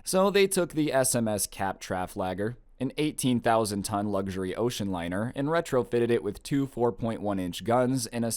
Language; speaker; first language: English; native; English